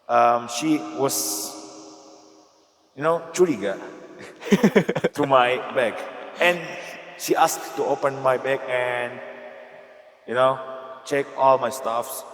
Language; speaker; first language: English; non-native, learner; Indonesian